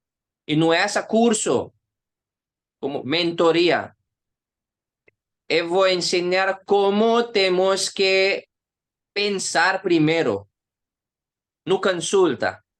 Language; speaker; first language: Portuguese; non-native, learner; Hindi